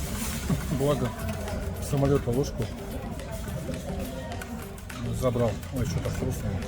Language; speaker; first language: Russian; native; Russian